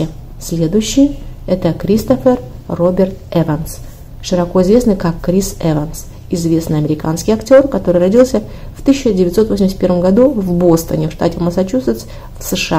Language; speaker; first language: Russian; native; Russian